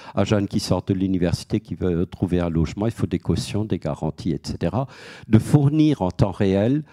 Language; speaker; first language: French; native; French